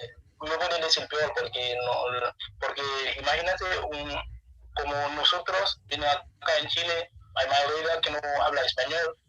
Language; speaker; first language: Spanish; non-native, learner; Haitian Creole